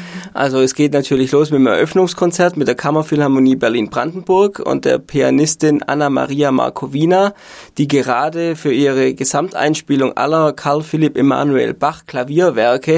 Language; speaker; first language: German; native; German